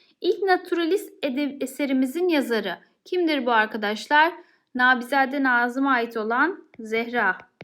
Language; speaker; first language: Turkish; native; Turkish